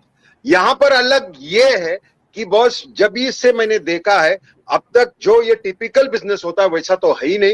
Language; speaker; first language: Hindi; native; Hindi